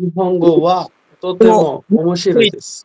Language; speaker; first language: Japanese; non-native, learner; Bangla